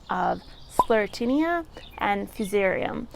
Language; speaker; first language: English; native; English